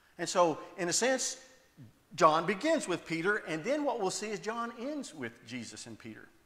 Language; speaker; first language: English; native; English